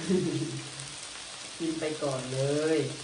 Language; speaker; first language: English; non-native, learner; Thai